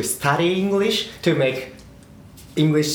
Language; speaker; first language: English; non-native, learner; Japanese